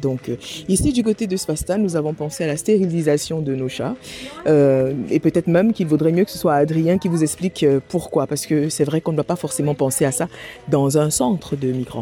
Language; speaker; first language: French; native; French